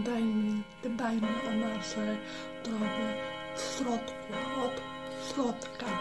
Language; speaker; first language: Polish; non-native, learner; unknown